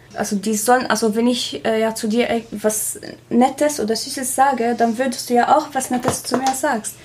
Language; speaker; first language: German; non-native, fluent; Arabic